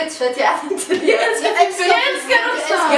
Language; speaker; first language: Swedish; early bilingual, other home language; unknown